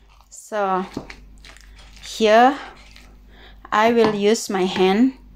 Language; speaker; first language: English; non-native, learner; Indonesian